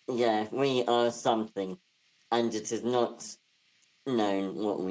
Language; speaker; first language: English; native; English